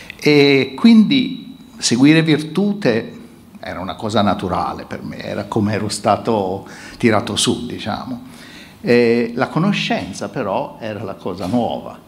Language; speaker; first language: Italian; native; Italian